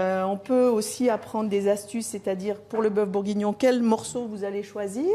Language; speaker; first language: French; native; French